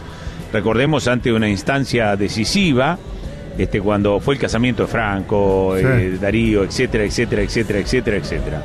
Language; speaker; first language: Spanish; native; Spanish